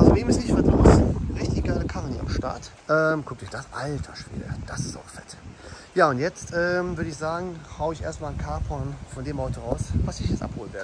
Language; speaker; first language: German; native; German